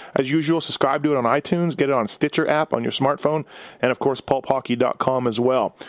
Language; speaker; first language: English; native; English